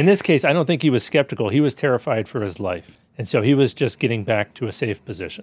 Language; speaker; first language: English; native; English